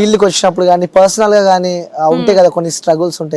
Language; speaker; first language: Telugu; native; Telugu